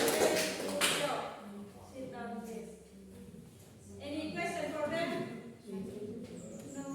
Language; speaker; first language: English; non-native, local second language; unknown